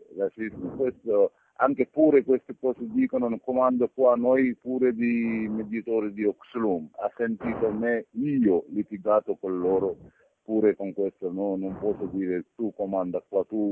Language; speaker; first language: Italian; non-native, learner; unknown